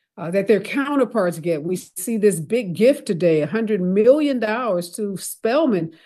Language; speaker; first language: English; native; English